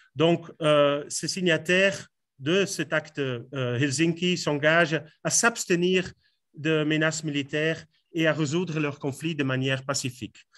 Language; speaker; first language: French; non-native, fluent; Dutch